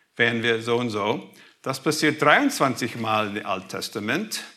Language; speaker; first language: German; non-native, fluent; English